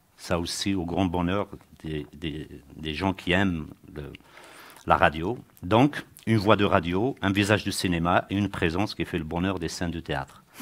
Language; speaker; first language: French; native; French